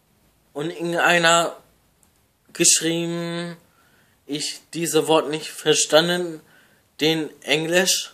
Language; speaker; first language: German; non-native, learner; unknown